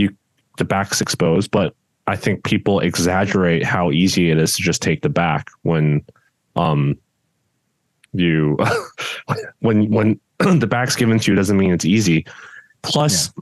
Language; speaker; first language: English; non-native, local second language; Cantonese